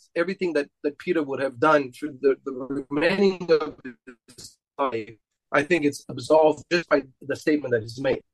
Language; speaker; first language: English; non-native, fluent; Romanian